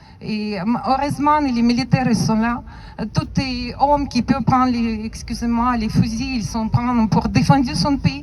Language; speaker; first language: French; non-native, learner; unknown